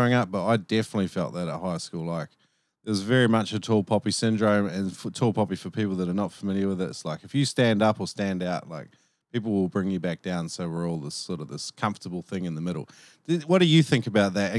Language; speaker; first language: English; native; English